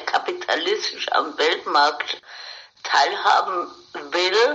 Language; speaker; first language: German; native; German